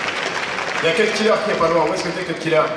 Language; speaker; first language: French; native; French